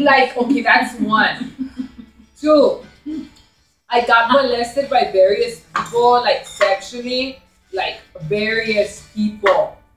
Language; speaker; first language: English; early bilingual, other home language; Spanish